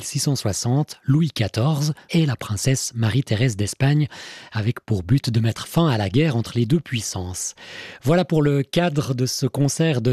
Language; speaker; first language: French; native; French